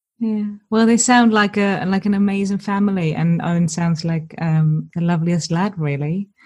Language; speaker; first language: English; non-native, fluent; German